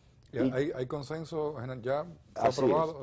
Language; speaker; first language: Spanish; native; Spanish